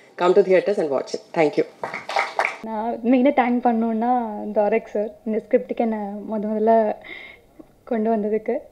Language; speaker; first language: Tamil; non-native, fluent; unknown